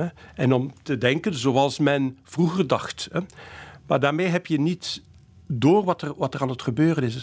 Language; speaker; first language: Dutch; native; Dutch